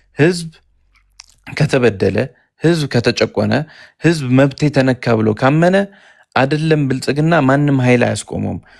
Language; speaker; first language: Amharic; non-native, local second language; Tigrinya